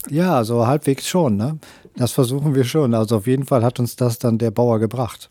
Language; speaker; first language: German; native; German